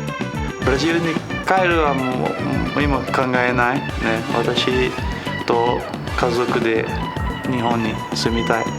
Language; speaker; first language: Japanese; non-native, learner; Portuguese